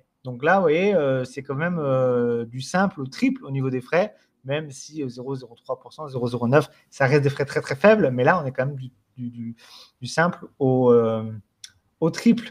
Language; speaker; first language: French; native; French